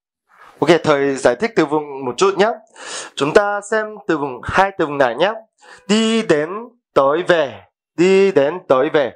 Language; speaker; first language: Vietnamese; non-native, fluent; Korean